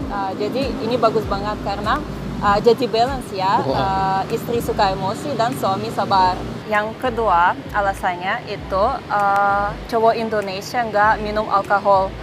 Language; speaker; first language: Indonesian; non-native, fluent; Russian